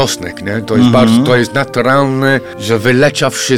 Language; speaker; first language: Polish; non-native, fluent; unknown